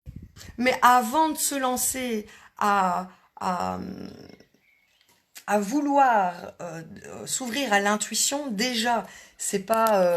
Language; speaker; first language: French; native; French